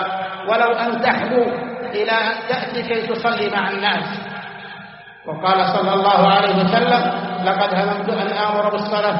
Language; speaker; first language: Arabic; native; Arabic